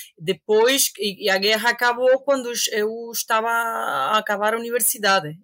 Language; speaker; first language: Portuguese; non-native, fluent; Spanish